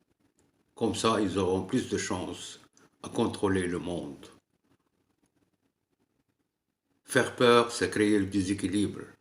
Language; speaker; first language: French; non-native, local second language; Arabic